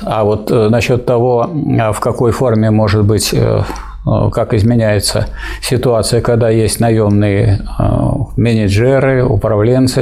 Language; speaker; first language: Russian; native; Russian